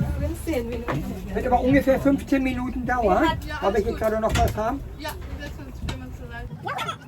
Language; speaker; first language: German; native; German